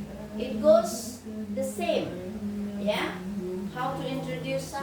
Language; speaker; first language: English; non-native, fluent; Indonesian